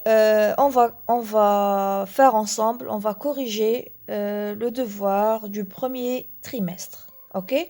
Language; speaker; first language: French; non-native, local second language; Arabic